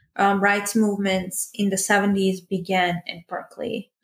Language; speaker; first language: English; early bilingual, other home language; Persian